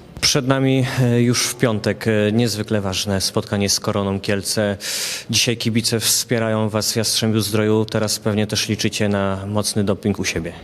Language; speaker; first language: Polish; native; Polish